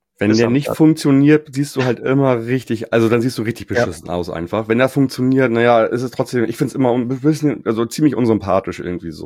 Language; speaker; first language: German; native; German